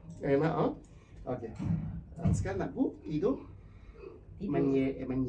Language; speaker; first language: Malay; non-native, local second language; Cantonese